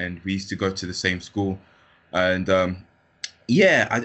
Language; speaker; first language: English; native; English